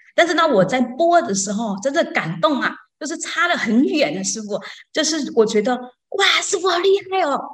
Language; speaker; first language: Chinese; non-native, learner; Vietnamese